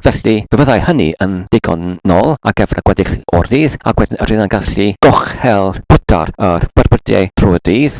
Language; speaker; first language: Welsh; non-native, learner; English